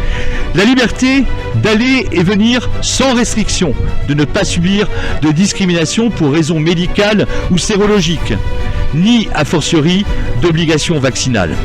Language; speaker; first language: French; native; French